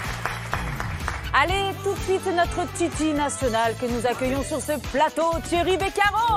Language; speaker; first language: French; native; French